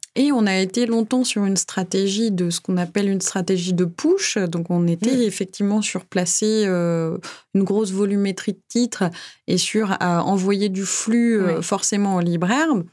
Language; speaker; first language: French; native; French